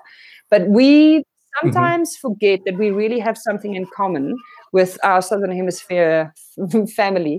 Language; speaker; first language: English; non-native, local second language; Afrikaans